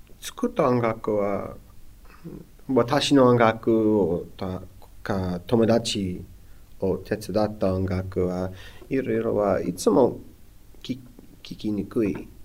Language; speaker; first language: Japanese; non-native, learner; English